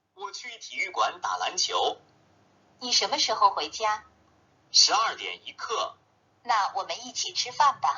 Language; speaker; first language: Chinese; non-native, fluent; Thai